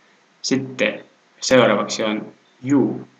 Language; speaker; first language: Finnish; non-native, fluent; Russian